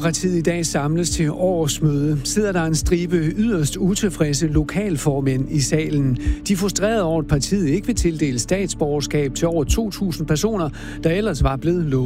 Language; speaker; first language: Danish; native; Danish